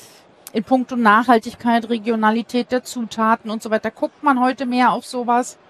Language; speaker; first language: German; native; German